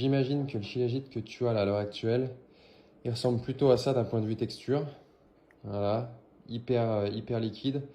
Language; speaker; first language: French; native; French